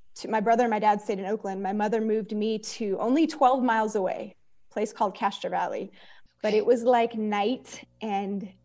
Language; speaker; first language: English; native; English